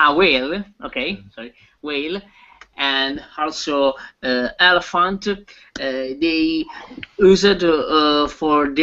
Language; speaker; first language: English; non-native, learner; Italian